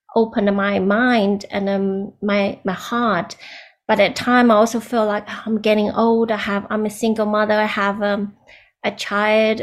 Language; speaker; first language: English; non-native, learner; Chinese